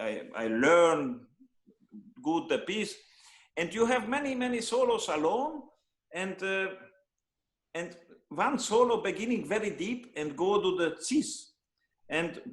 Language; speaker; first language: English; non-native, learner; Hungarian